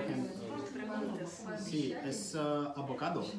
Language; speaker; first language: Spanish; non-native, learner; Russian